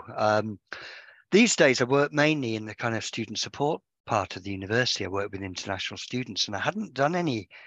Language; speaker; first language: English; native; English